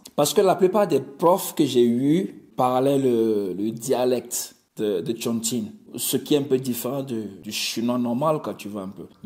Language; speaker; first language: French; non-native, local second language; Ewe